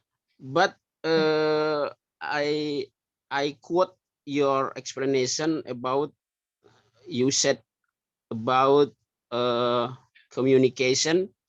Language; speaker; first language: English; non-native, learner; Indonesian